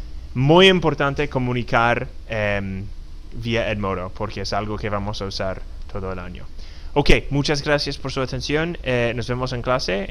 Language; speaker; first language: Spanish; non-native, fluent; English